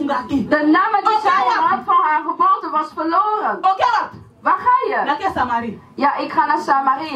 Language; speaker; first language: Dutch; non-native, fluent; Lingala